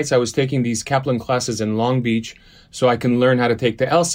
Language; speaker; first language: English; early bilingual, other home language; Armenian